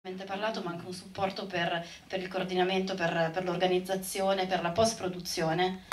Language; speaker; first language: Italian; native; Italian